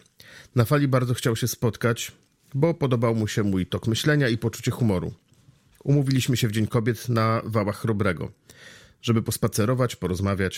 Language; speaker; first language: Polish; native; Polish